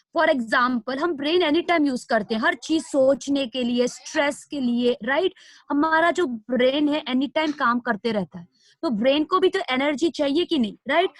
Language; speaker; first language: Hindi; non-native, local second language; Nepali